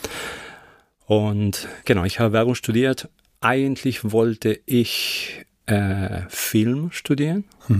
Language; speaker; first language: German; non-native, fluent; Spanish